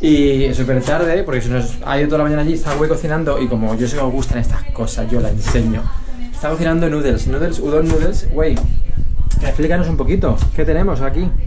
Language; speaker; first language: Spanish; native; Spanish